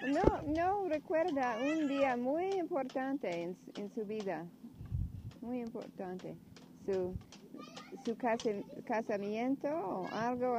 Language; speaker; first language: Spanish; non-native, learner; English